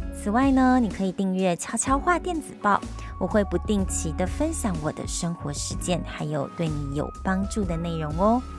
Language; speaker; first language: Chinese; native; Chinese